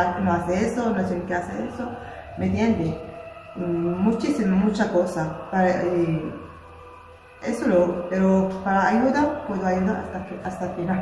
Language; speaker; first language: Spanish; non-native, local second language; Arabic